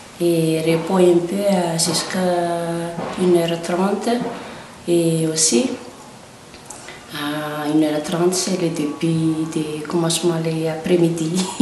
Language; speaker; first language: French; non-native, local second language; Malagasy